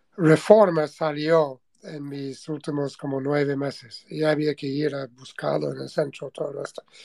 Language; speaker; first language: Spanish; non-native, fluent; English